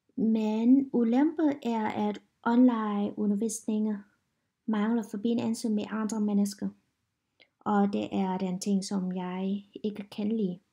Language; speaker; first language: Danish; non-native, learner; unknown